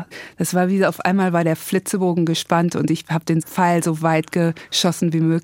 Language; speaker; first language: German; native; German